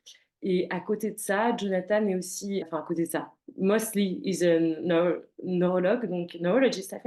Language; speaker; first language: French; native; French